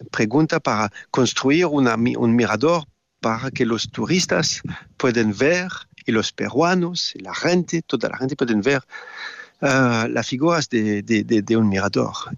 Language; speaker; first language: Spanish; non-native, learner; French